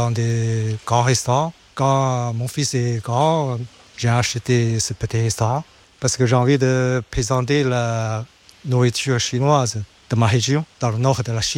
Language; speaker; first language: French; non-native, learner; Chinese